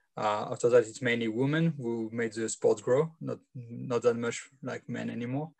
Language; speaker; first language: English; non-native, fluent; French